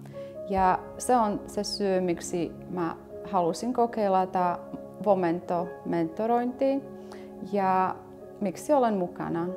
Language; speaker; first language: Finnish; non-native, local second language; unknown